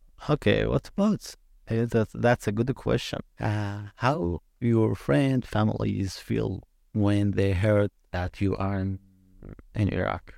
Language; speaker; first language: English; non-native, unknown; Arabic